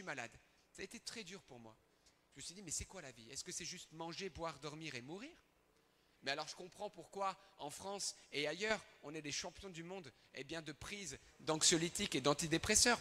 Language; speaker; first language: French; early bilingual, other home language; Arabic